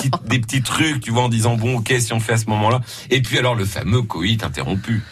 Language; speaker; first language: French; native; French